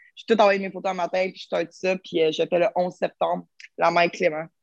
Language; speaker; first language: French; native; French